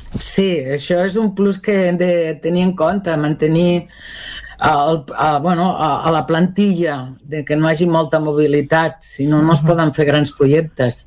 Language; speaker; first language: Catalan; non-native, local second language; Spanish